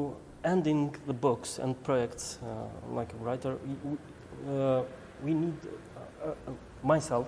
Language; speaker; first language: English; non-native, learner; Albanian